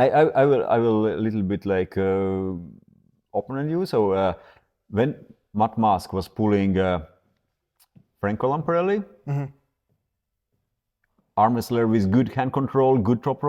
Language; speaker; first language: English; non-native, fluent; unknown